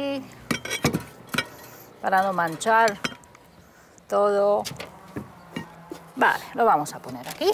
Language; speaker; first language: Spanish; non-native, fluent; Romanian